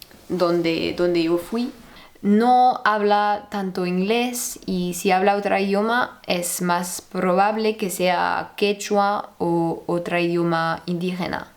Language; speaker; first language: Spanish; non-native, fluent; French